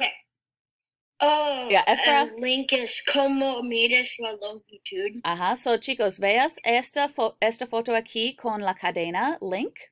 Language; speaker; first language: Spanish; non-native, learner; English